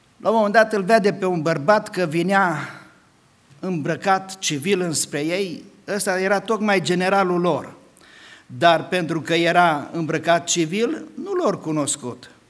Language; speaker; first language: Romanian; non-native, local second language; Hungarian